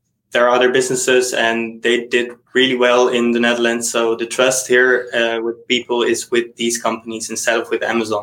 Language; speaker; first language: English; non-native, fluent; Dutch